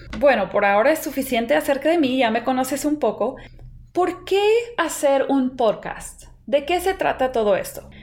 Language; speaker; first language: Spanish; non-native, fluent; English